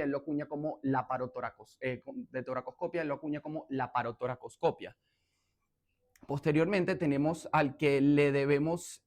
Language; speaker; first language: Spanish; native; Spanish